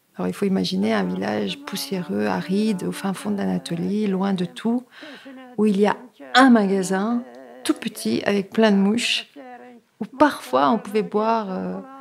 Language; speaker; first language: French; native; French